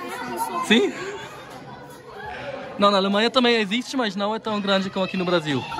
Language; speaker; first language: Portuguese; non-native, learner; German